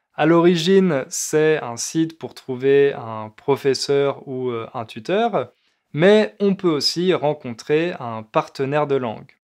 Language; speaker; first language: French; native; French